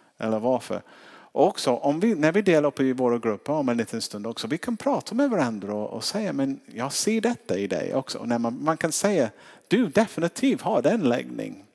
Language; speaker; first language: Swedish; non-native, fluent; English